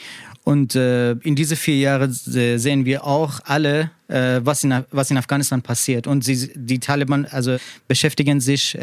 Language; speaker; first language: German; non-native, learner; Persian